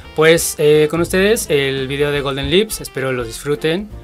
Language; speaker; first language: Spanish; native; Spanish